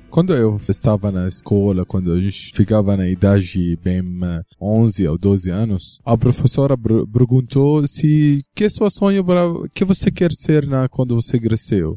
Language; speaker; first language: Portuguese; non-native, learner; Arabic